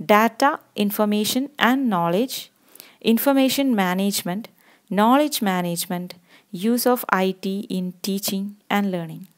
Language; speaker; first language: English; non-native, local second language; Malayalam